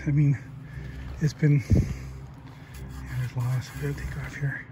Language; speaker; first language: English; native; English